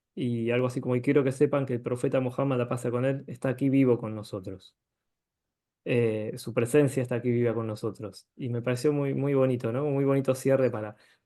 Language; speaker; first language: Spanish; native; Spanish